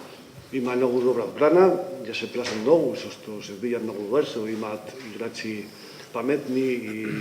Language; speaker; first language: Macedonian; non-native, learner; Spanish